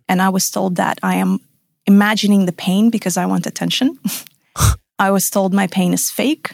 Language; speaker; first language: English; non-native, fluent; Russian